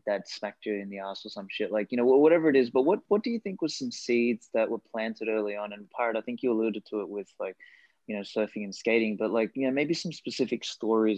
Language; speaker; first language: English; non-native, local second language; Macedonian